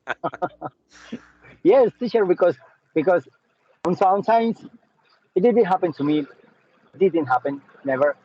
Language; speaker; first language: English; non-native, learner; Spanish